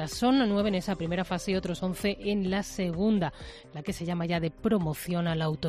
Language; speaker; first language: Spanish; native; Spanish